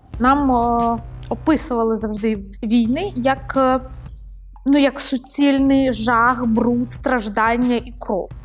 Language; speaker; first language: Ukrainian; non-native, local second language; Russian